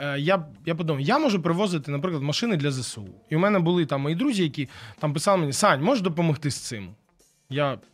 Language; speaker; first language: Ukrainian; non-native, local second language; Russian